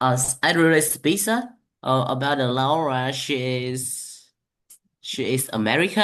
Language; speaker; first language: English; non-native, learner; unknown